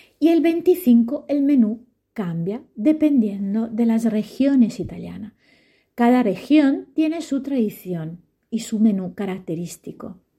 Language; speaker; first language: Spanish; non-native, fluent; Italian